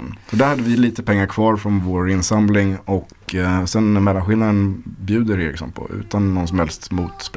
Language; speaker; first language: Swedish; native; Swedish